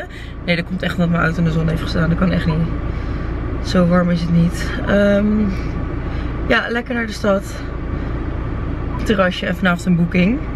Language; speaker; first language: Dutch; native; Dutch